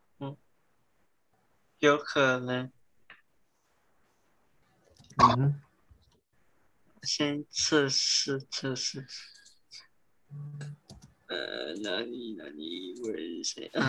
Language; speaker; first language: Chinese; early bilingual, heritage; Chinese